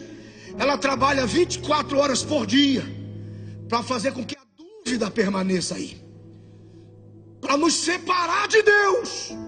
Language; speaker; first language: Portuguese; native; Portuguese